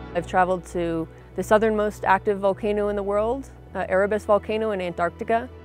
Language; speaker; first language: English; native; English